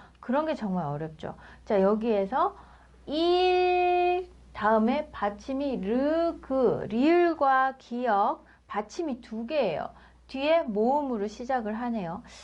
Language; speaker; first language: Korean; native; Korean